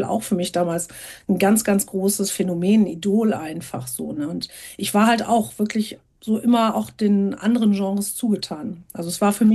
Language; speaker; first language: German; native; German